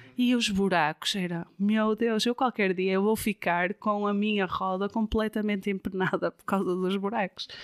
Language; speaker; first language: Portuguese; non-native, fluent; Dutch